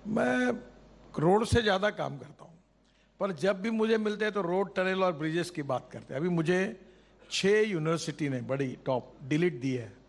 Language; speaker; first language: Hindi; non-native, local second language; Marathi